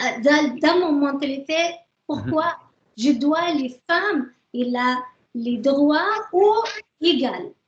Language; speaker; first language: French; non-native, learner; Arabic